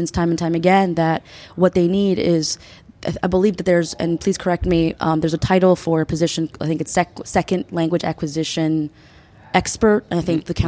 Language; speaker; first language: English; early bilingual, other home language; Spanish